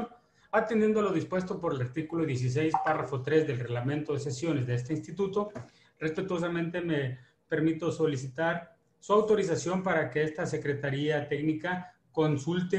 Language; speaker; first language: Spanish; native; Spanish